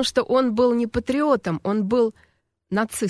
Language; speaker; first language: Russian; native; Russian